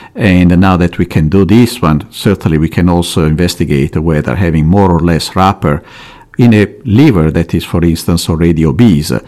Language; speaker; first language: English; non-native, fluent; Italian